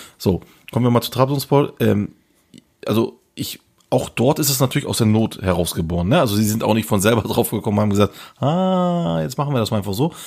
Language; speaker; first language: German; early bilingual, other home language; Turkish